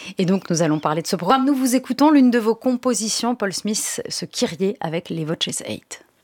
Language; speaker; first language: French; native; French